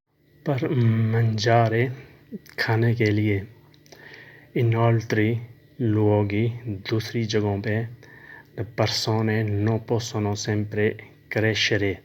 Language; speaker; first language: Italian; non-native, learner; Urdu